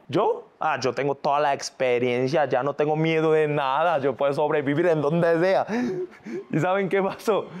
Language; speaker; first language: Spanish; non-native, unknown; Korean